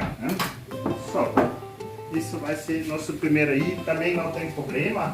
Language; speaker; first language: Portuguese; non-native, learner; German